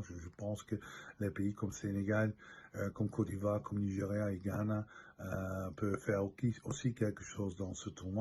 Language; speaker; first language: French; non-native, local second language; Dutch